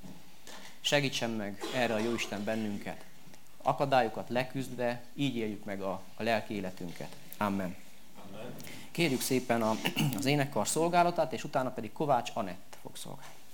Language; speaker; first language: Hungarian; native; Hungarian